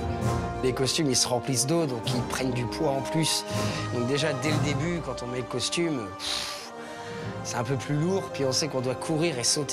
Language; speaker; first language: French; native; French